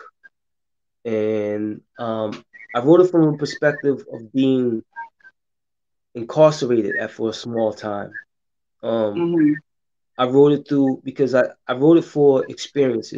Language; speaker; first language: English; native; English